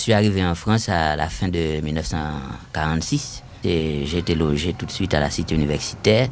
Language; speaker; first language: French; non-native, local second language; Haitian Creole